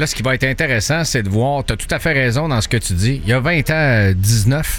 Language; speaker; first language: French; native; French